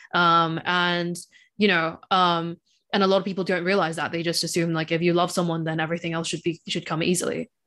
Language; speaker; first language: English; non-native, local second language; Cantonese